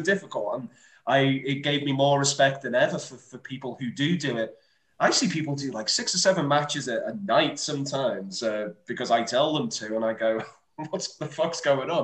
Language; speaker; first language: English; native; English